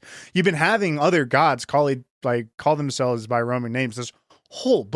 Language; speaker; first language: English; native; English